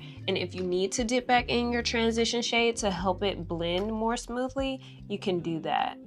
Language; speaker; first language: English; native; English